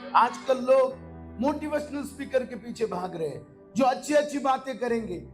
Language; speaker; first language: Hindi; non-native, local second language; Marathi